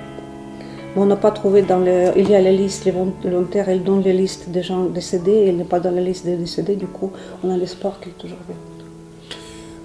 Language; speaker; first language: French; non-native, fluent; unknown